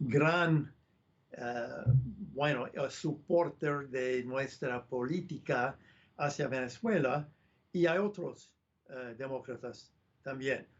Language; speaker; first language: Spanish; non-native, fluent; English